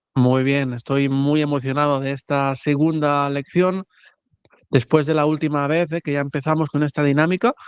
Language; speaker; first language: Spanish; native; Spanish